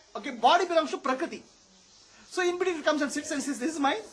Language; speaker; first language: English; non-native, local second language; Kannada